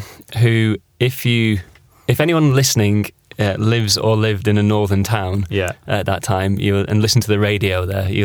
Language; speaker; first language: English; native; English